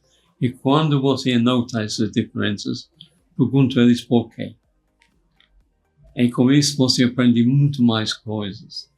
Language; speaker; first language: Portuguese; non-native, fluent; English